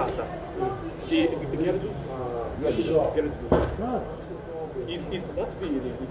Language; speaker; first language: Russian; non-native, learner; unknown